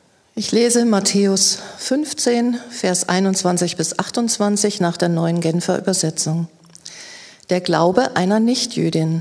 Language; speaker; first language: German; native; German